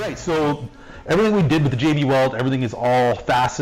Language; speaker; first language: English; native; English